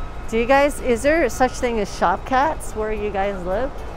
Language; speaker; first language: English; early bilingual, other home language; Cantonese